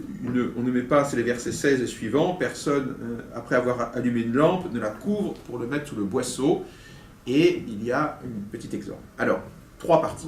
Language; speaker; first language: French; native; French